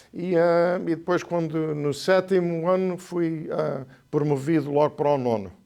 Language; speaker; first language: Portuguese; native; Portuguese